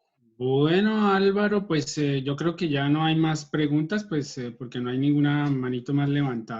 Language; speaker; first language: Spanish; native; Spanish